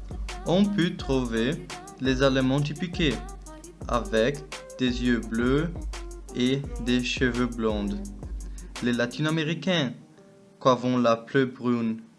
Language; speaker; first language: French; non-native, learner; German